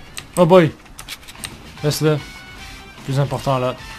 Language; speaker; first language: French; native; French